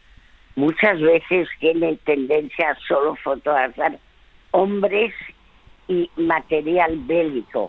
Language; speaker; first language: Spanish; early bilingual, other home language; French